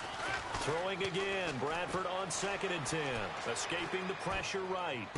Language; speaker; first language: English; native; English